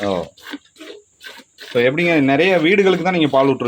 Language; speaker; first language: Tamil; native; Tamil